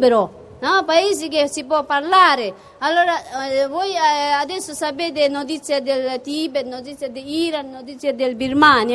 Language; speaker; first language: Italian; non-native, fluent; Tibetan